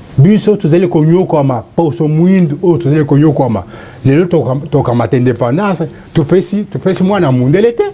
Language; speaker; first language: Lingala; non-native, local second language; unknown